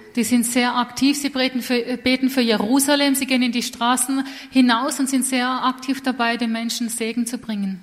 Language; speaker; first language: German; native; German